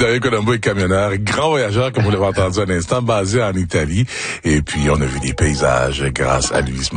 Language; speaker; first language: French; native; French